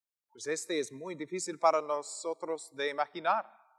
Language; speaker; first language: Spanish; non-native, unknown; English